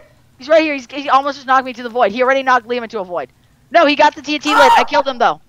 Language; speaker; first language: English; native; English